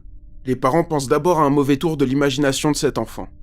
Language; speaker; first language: French; native; French